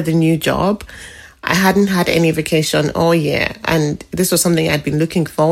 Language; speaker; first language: English; non-native, local second language; Igbo